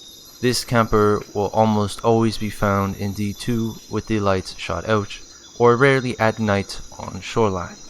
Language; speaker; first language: English; native; English